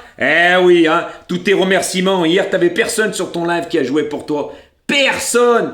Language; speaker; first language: French; native; French